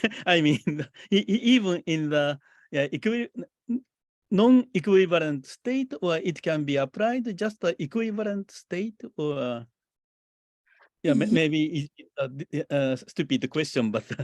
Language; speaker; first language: English; non-native, fluent; Japanese